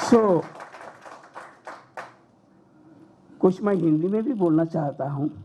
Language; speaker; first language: Hindi; non-native, fluent; Sinhala